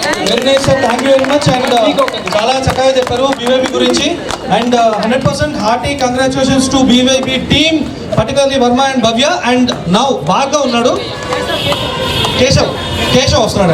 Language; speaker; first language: Telugu; native; Telugu